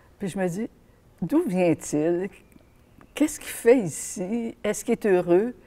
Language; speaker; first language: French; native; French